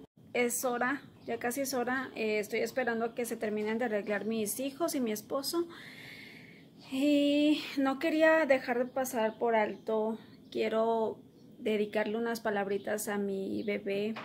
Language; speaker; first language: Spanish; early bilingual, heritage; Spanish